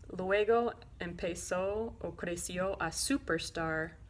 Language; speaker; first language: Spanish; non-native, learner; English